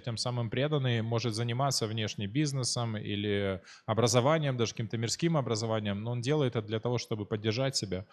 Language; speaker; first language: Russian; native; Russian